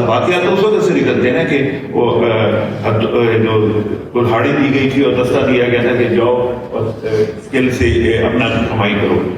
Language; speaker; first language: Urdu; non-native, local second language; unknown